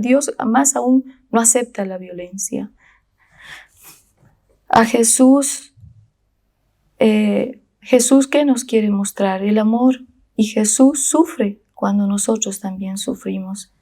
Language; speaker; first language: Spanish; native; Spanish